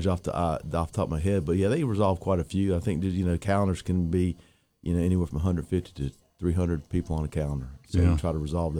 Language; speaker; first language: English; native; English